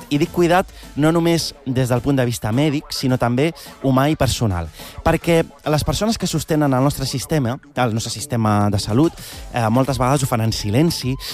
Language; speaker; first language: Catalan; early bilingual, other home language; Arabic